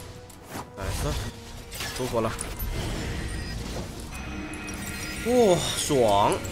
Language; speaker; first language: Chinese; native; Chinese